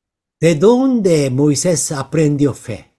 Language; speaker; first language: Spanish; non-native, learner; Korean